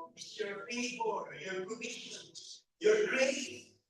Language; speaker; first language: English; non-native, local second language; Filipino